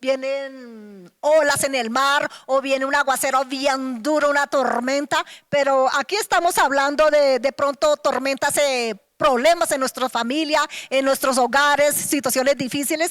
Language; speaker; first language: Spanish; native; Spanish